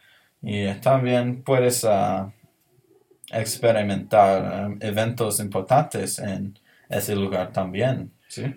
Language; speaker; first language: Spanish; non-native, learner; English